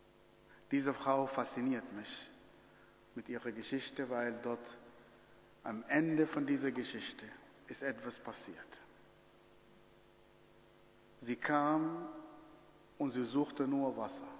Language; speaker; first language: German; non-native, fluent; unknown